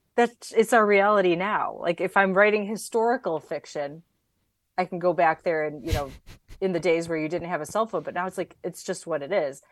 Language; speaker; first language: English; native; English